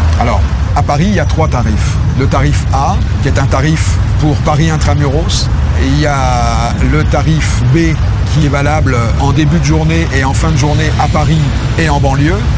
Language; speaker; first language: French; native; French